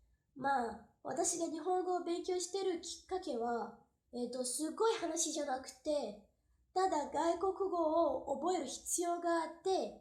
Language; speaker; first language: Japanese; non-native, fluent; Portuguese